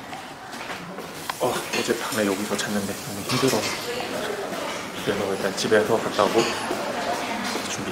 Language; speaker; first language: Korean; native; Korean